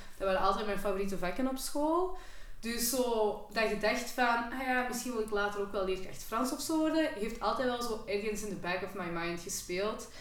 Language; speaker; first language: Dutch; native; Dutch